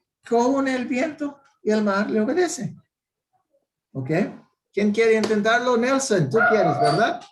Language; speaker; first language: Spanish; non-native, fluent; English